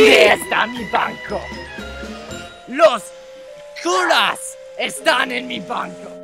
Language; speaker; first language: Spanish; non-native, learner; English